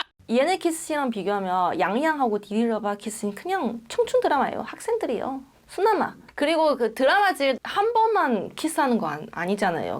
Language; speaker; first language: Korean; non-native, fluent; Chinese